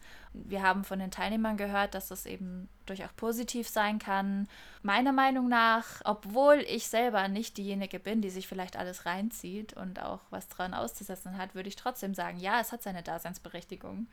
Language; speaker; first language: German; native; German